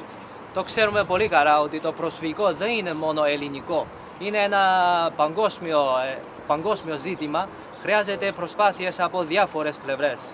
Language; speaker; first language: Greek; non-native, fluent; Chinese